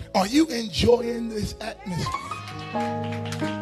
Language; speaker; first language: English; native; English